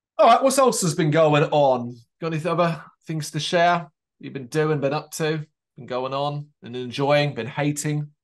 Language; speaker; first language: English; native; English